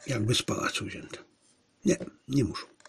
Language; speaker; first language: Polish; native; Polish